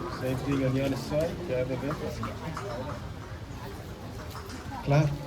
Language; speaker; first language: English; non-native, local second language; Samoan